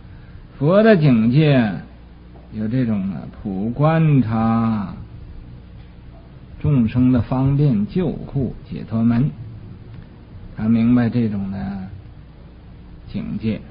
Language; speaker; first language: Chinese; native; Chinese